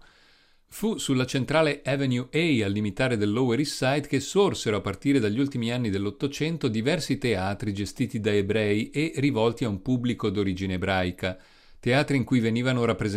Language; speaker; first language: Italian; native; Italian